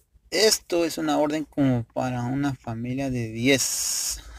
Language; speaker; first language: Spanish; early bilingual, heritage; Spanish